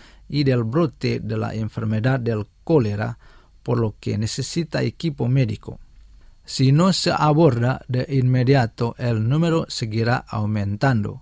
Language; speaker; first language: Spanish; non-native, fluent; Indonesian